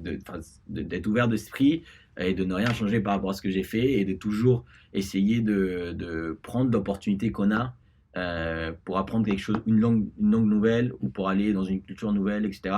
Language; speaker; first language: French; early bilingual, other home language; Spanish